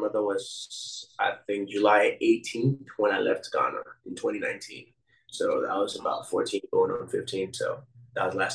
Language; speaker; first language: English; non-native, local second language; Akan